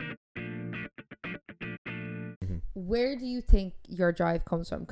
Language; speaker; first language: English; native; English